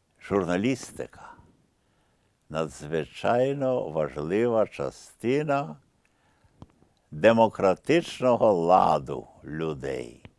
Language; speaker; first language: Ukrainian; early bilingual, heritage; Ukrainian